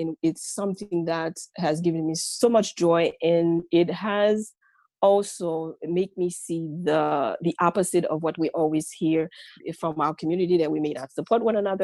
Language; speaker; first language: English; non-native, fluent; Haitian Creole